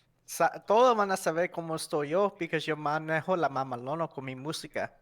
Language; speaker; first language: Spanish; non-native, learner; English